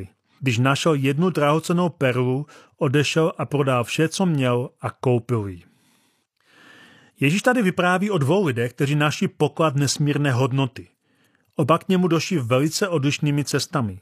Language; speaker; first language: Czech; native; Czech